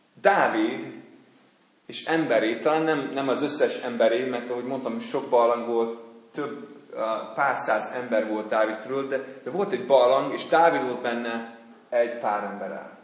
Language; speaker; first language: Hungarian; non-native, fluent; English